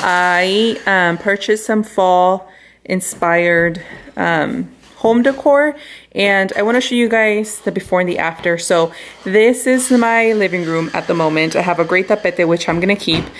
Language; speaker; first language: English; early bilingual, other home language; Spanish